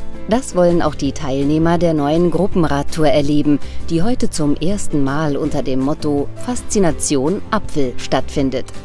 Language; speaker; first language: German; native; German